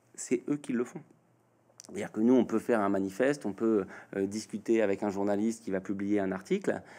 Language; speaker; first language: French; native; French